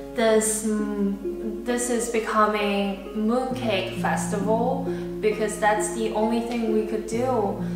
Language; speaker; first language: English; non-native, fluent; Chinese